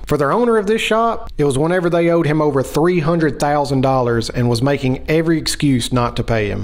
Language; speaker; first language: English; native; English